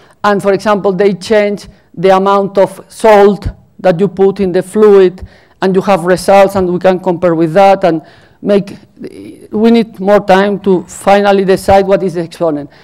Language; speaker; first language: English; non-native, fluent; Spanish